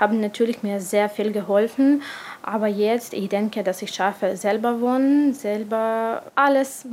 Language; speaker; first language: German; non-native, learner; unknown